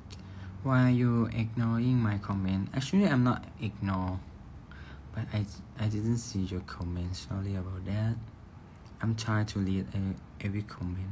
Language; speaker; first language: English; non-native, learner; Thai